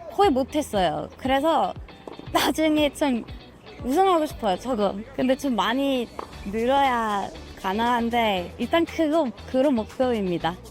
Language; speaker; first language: Korean; non-native, fluent; English